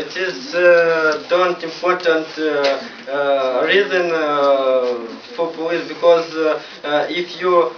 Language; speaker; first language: English; non-native, learner; Ukrainian